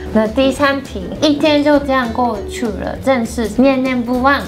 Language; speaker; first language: Chinese; non-native, fluent; Japanese